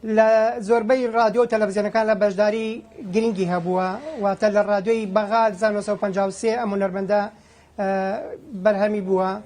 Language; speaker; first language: Central Kurdish; native; Central Kurdish